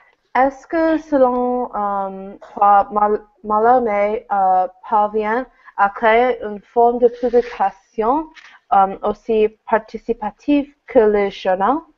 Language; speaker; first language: French; non-native, learner; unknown